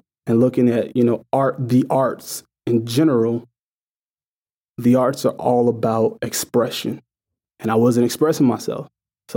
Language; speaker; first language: English; native; English